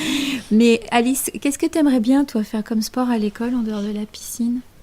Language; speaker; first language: French; native; French